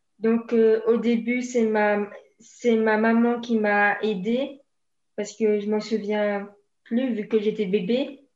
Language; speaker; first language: French; native; French